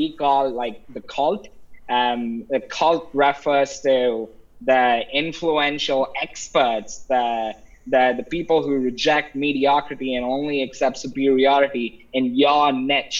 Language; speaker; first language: English; non-native, local second language; Tamil